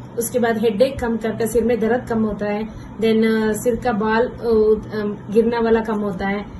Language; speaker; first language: Hindi; non-native, local second language; Kannada